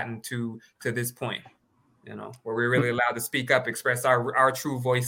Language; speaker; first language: English; native; English